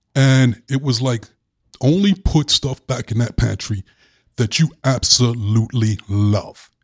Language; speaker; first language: English; native; English